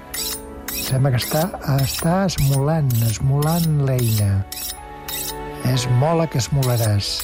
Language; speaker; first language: Catalan; native; Catalan